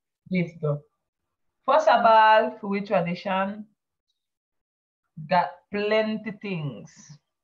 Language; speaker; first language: English; non-native, fluent; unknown